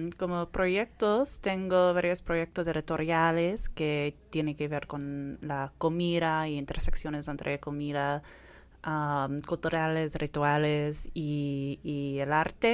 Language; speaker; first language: Spanish; non-native, fluent; English